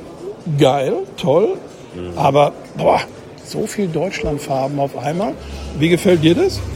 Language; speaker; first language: German; native; German